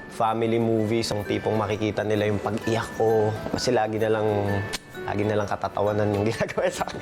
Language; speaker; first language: Filipino; native; Filipino